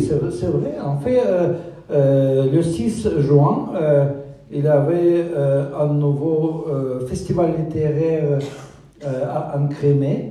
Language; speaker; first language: French; non-native, fluent; Russian